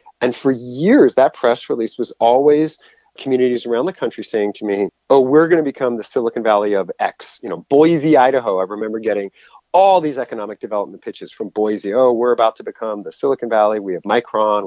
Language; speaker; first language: English; native; English